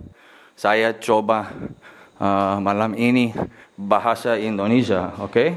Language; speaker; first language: Indonesian; non-native, learner; English